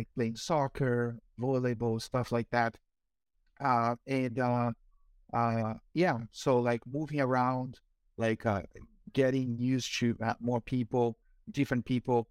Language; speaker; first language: English; non-native, fluent; Portuguese